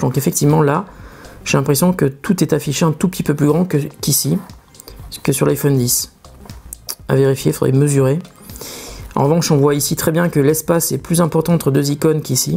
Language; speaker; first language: French; native; French